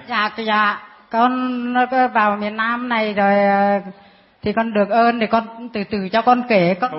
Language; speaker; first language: Vietnamese; non-native, local second language; Muong